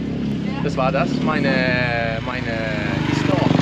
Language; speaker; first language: German; non-native, learner; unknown